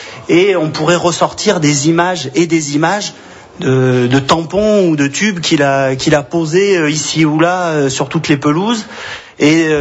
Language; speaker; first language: French; native; French